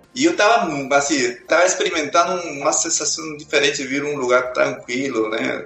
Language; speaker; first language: Portuguese; non-native, fluent; Spanish